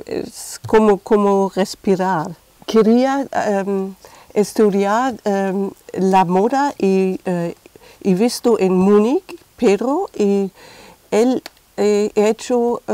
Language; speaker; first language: Spanish; non-native, fluent; German